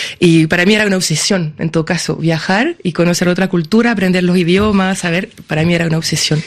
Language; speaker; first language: Spanish; non-native, fluent; French